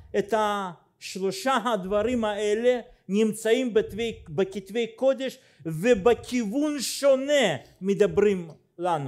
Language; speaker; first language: Hebrew; non-native, learner; Russian